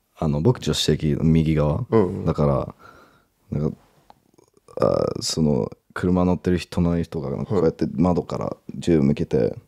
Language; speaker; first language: Japanese; early bilingual, heritage; English